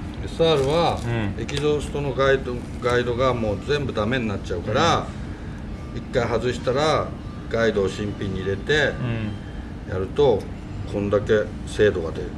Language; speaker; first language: Japanese; native; Japanese